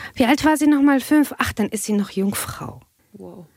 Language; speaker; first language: German; non-native, fluent; Arabic